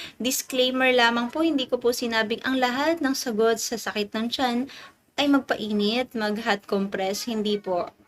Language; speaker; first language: Filipino; native; Filipino